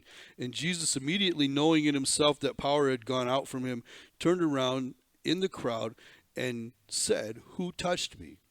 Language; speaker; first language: English; native; English